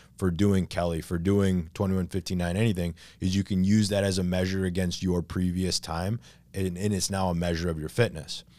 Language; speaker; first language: English; native; English